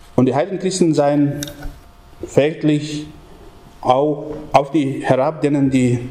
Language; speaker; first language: German; non-native, fluent; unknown